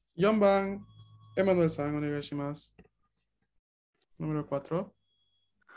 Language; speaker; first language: Spanish; native; Spanish